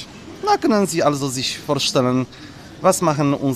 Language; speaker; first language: German; non-native, learner; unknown